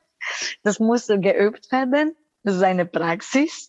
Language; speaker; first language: German; non-native, fluent; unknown